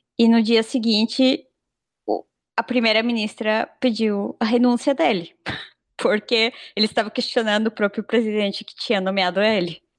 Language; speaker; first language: Portuguese; non-native, fluent; Spanish